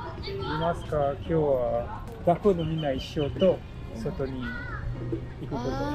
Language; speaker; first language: Japanese; non-native, learner; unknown